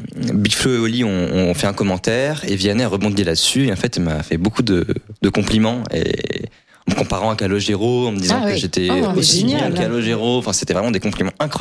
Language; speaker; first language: French; native; French